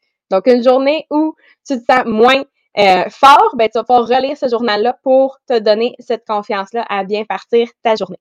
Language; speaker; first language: French; native; French